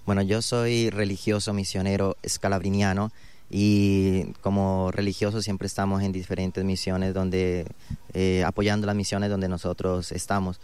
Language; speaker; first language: Spanish; native; Spanish